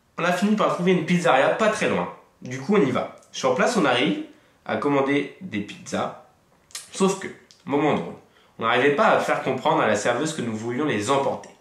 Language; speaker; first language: French; native; French